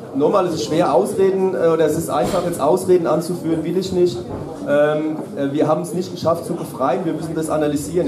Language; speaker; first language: German; native; German